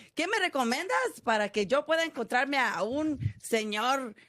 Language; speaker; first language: Spanish; early bilingual, heritage; Spanish